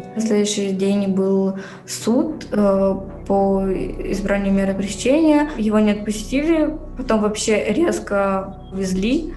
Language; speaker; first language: Russian; native; Russian